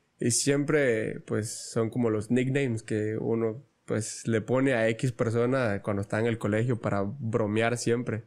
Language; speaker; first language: Spanish; native; Spanish